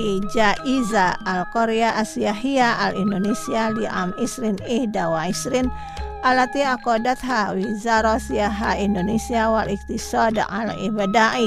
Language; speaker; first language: Arabic; non-native, fluent; Indonesian